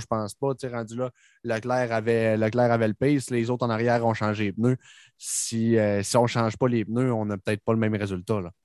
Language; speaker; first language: French; native; French